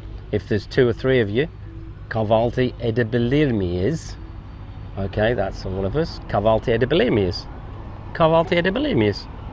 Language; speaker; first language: Turkish; non-native, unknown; English